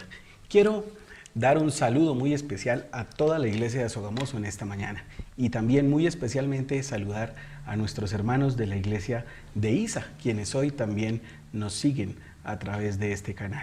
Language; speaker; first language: Spanish; native; Spanish